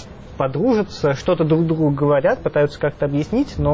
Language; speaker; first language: Russian; native; Russian